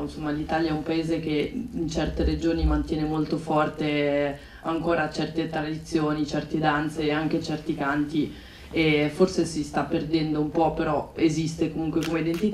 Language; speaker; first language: Italian; native; Italian